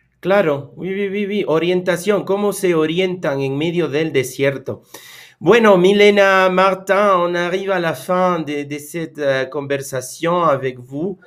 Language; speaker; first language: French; non-native, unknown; Spanish